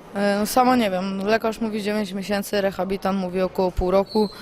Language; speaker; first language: Polish; native; Polish